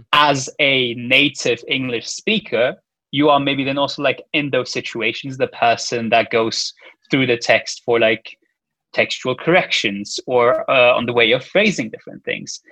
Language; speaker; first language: English; non-native, fluent; Luxembourgish